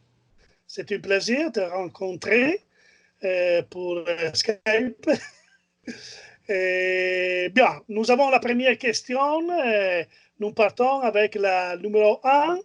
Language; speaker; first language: French; non-native, learner; Italian